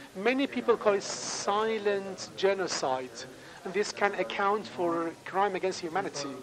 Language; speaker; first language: English; non-native, fluent; Persian